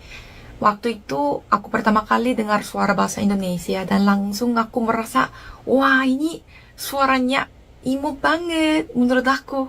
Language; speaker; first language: Indonesian; non-native, fluent; Korean